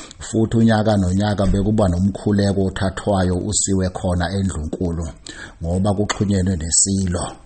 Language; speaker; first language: Zulu; native; Zulu